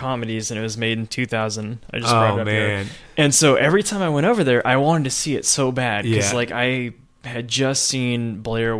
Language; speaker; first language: English; native; English